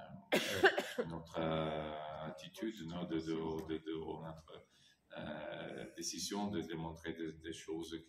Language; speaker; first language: French; non-native, fluent; Italian